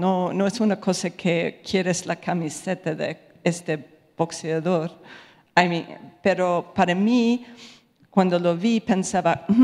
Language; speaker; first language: Spanish; non-native, fluent; English